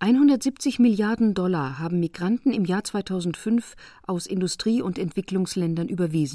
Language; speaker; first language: German; native; German